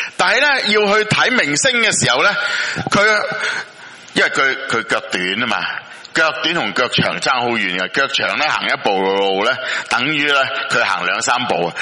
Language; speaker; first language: Cantonese; native; Cantonese